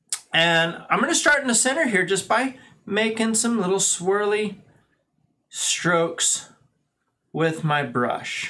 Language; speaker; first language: English; native; English